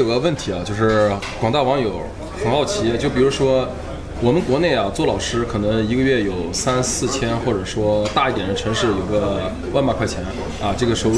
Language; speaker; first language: Chinese; native; Chinese